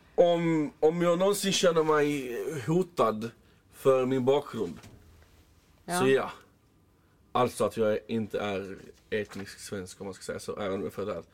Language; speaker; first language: Swedish; early bilingual, other home language; Arabic